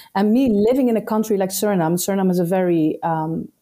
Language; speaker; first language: English; non-native, fluent; Dutch